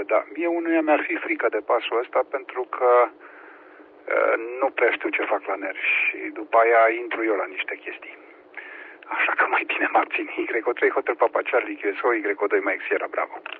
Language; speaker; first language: Romanian; native; Romanian